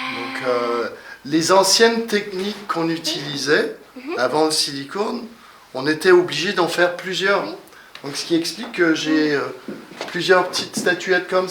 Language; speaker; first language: French; native; French